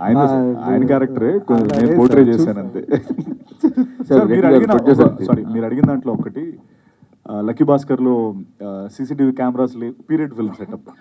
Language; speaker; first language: Telugu; native; Telugu